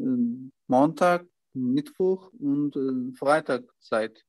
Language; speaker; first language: German; non-native, learner; Turkish